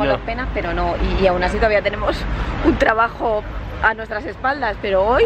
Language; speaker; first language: Spanish; native; Spanish